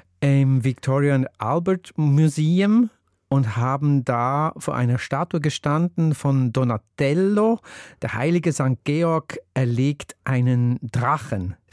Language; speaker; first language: German; native; German